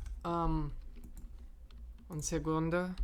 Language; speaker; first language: Spanish; non-native, learner; Russian